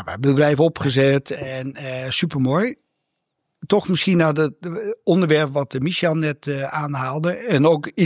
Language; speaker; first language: Dutch; native; Dutch